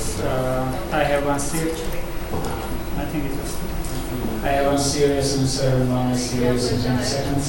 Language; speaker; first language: English; non-native, fluent; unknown